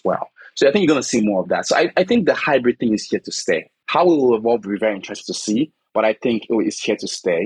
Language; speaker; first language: English; non-native, local second language; Igbo